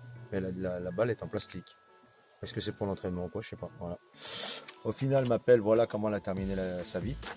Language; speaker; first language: French; native; French